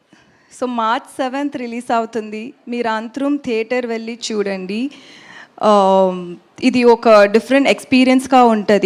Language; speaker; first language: Telugu; non-native, learner; Tamil